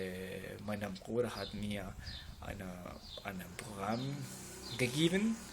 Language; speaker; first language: German; non-native, learner; Spanish